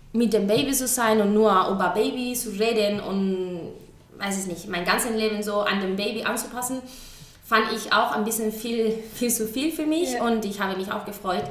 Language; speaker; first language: German; non-native, fluent; Spanish